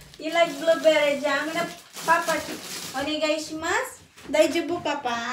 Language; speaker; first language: Filipino; native; Filipino